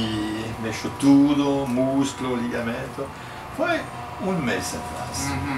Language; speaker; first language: Spanish; non-native, learner; Portuguese